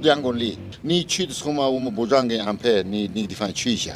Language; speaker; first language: Chinese; non-native, learner; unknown